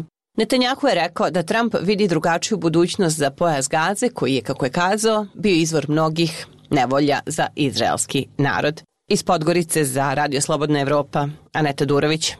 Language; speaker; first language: Serbian; native; Serbian